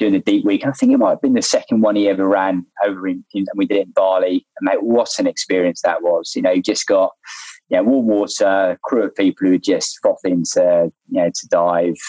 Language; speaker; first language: English; native; English